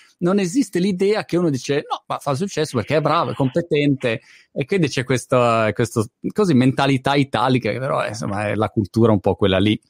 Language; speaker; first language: Italian; native; Italian